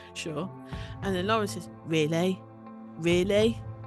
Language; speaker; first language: English; native; English